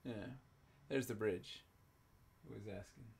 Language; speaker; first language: English; native; English